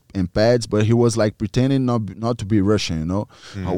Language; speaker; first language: English; non-native, fluent; Portuguese